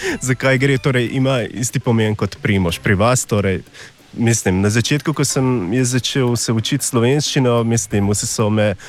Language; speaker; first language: Slovenian; non-native, fluent; Hungarian